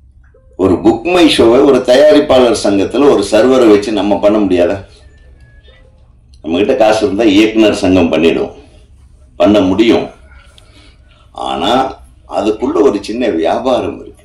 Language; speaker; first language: Tamil; native; Tamil